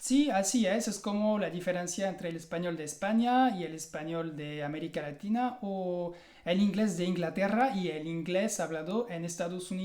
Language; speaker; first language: Spanish; non-native, fluent; French